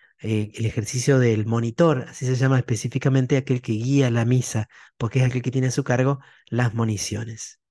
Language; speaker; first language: Spanish; native; Spanish